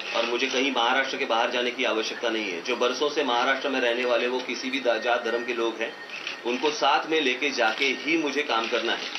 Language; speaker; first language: Hindi; non-native, local second language; Marathi